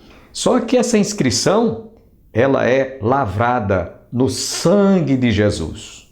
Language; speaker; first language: Portuguese; native; Portuguese